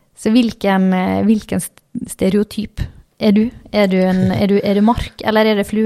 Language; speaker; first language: Norwegian; native; Norwegian